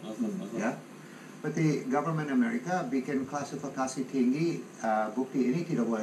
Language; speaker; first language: Indonesian; non-native, fluent; English